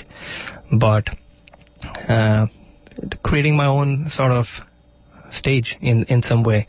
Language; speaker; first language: English; non-native, local second language; Marathi